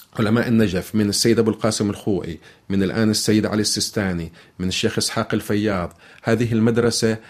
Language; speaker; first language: Arabic; native; Arabic